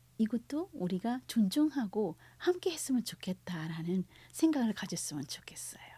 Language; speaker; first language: Korean; non-native, fluent; Sinhala